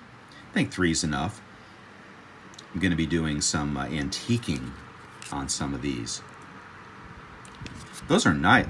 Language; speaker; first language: English; native; English